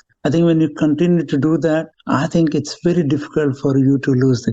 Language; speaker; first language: English; non-native, local second language; Telugu